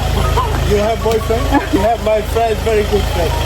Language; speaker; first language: English; non-native, learner; Croatian